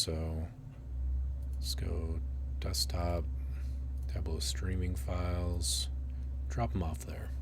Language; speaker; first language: English; native; English